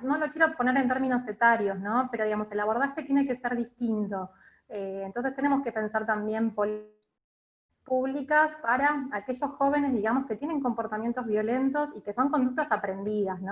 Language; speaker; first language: Spanish; native; Spanish